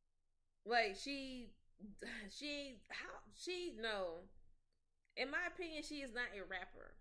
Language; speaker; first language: English; native; English